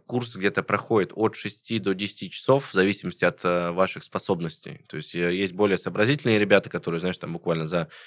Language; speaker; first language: Russian; native; Russian